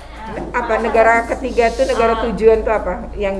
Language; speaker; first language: Indonesian; native; Indonesian